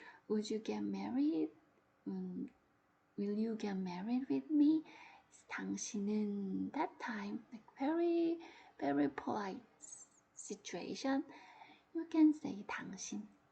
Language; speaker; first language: English; non-native, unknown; Korean